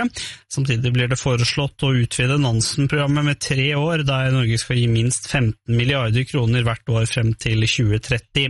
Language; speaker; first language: Norwegian; native; Norwegian